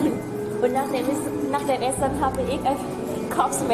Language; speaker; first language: German; non-native, learner; Vietnamese